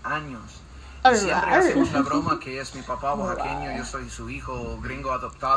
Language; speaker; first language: Spanish; non-native, fluent; English